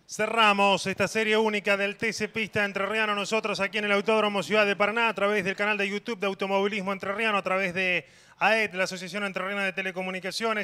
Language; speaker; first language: Spanish; native; Spanish